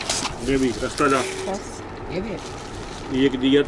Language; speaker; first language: Russian; non-native, learner; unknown